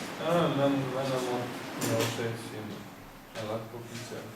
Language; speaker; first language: Slovenian; non-native, local second language; Albanian